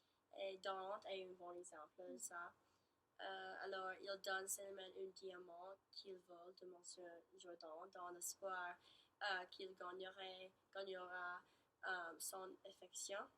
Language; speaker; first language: French; non-native, learner; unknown